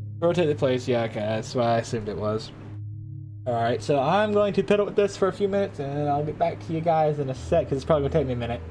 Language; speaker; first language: English; native; English